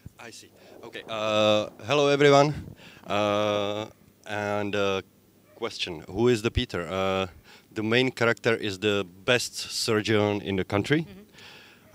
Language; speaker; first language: English; non-native, fluent; Czech